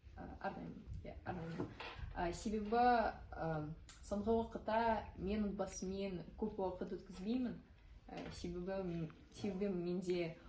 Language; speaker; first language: Kazakh; non-native, local second language; Russian